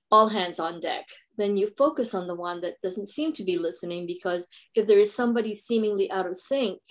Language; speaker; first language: English; non-native, local second language; Filipino